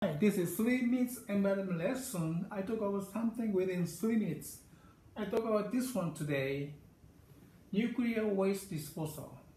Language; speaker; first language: English; non-native, learner; Japanese